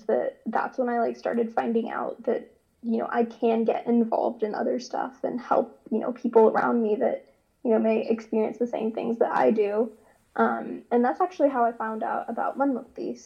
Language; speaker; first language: English; native; English